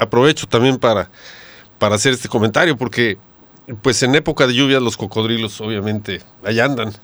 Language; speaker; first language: Spanish; native; Spanish